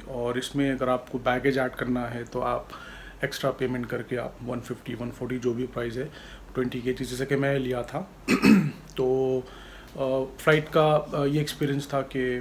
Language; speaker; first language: Hindi; native; Hindi